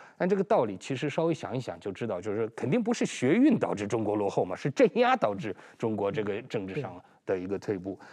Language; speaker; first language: Chinese; non-native, local second language; Uyghur